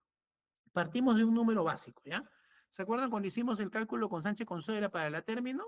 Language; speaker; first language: Spanish; native; Spanish